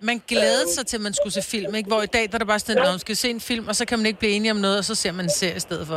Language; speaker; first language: Danish; native; Danish